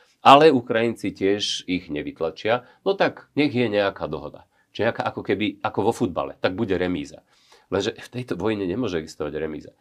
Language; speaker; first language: Slovak; native; Slovak